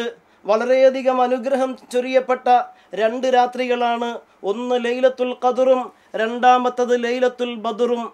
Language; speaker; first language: Malayalam; native; Malayalam